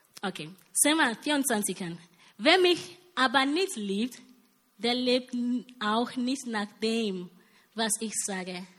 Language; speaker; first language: German; non-native, learner; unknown